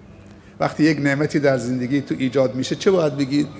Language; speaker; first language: Persian; native; Persian